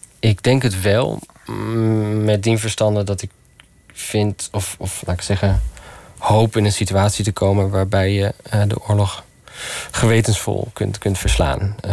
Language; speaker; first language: Dutch; early bilingual, other home language; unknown